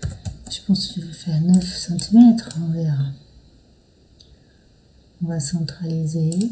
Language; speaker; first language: French; non-native, fluent; Portuguese